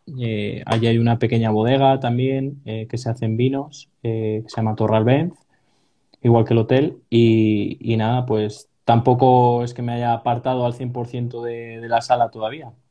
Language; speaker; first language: Spanish; native; Spanish